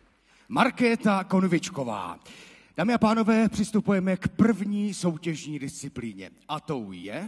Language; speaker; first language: Czech; native; Czech